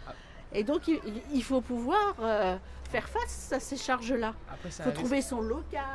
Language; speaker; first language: French; native; French